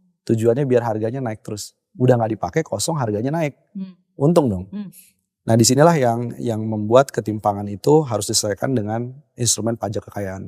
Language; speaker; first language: Indonesian; native; Indonesian